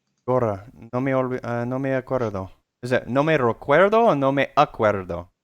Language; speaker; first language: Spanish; non-native, learner; English